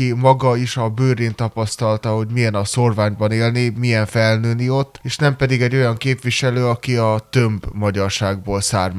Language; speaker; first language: Hungarian; native; Hungarian